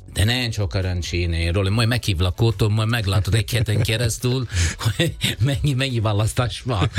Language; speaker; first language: Hungarian; non-native, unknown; Italian